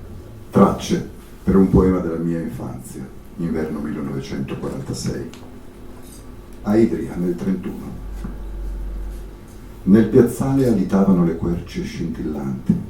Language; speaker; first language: Italian; native; Italian